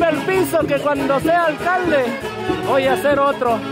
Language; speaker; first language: Spanish; native; Spanish